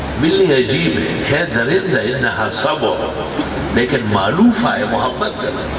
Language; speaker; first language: Urdu; non-native, local second language; Pashto